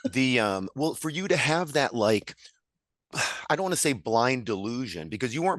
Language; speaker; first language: English; native; English